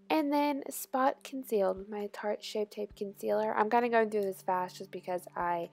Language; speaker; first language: English; native; English